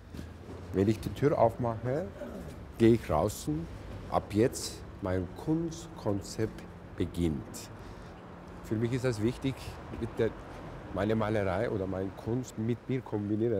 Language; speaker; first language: German; non-native, fluent; Turkish